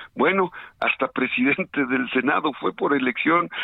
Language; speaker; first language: Spanish; native; Spanish